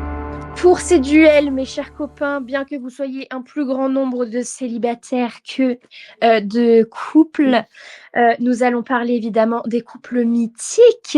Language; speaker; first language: French; native; French